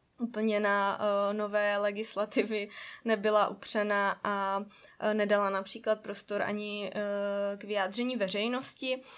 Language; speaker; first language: Czech; native; Czech